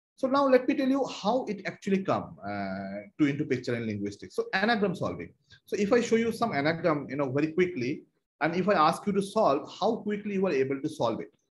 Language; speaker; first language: English; non-native, local second language; Bangla